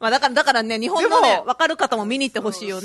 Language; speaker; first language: Japanese; native; Japanese